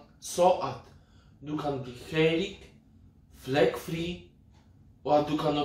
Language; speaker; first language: Swedish; non-native, fluent; Polish